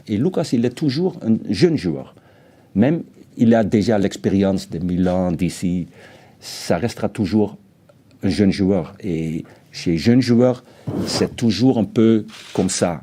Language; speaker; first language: French; non-native, fluent; Dutch